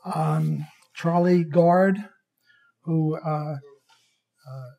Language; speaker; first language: English; native; English